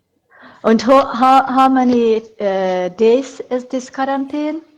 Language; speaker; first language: English; non-native, learner; Hungarian